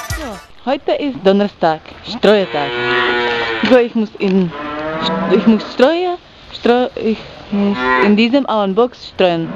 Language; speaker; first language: German; non-native, learner; Czech